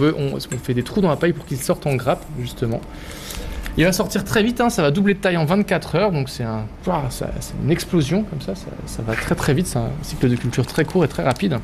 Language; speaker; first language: French; native; French